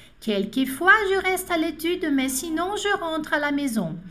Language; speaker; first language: French; non-native, fluent; Portuguese